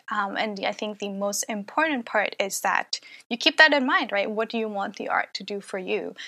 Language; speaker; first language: English; non-native, local second language; Cantonese